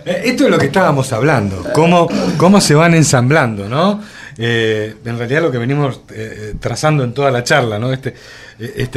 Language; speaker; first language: Spanish; native; Spanish